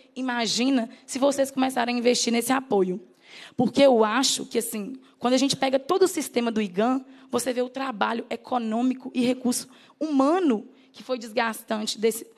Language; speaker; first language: Portuguese; native; Portuguese